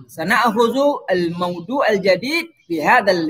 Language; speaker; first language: Arabic; non-native, fluent; Indonesian